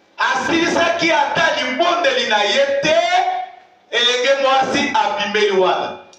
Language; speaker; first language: Lingala; native; Lingala